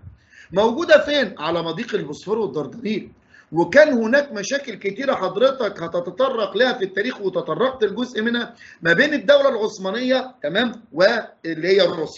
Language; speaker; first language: Arabic; native; Arabic